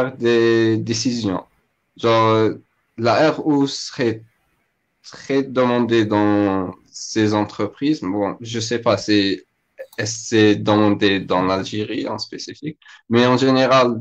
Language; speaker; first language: French; non-native, local second language; Arabic